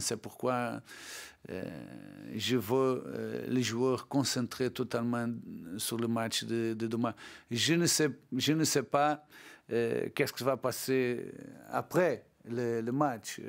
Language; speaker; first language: French; non-native, learner; Portuguese